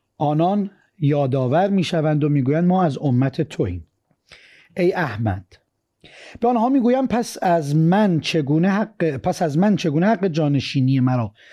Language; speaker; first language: Persian; native; Persian